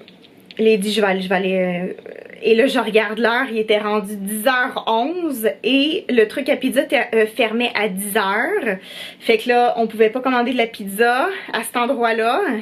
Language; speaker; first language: French; native; French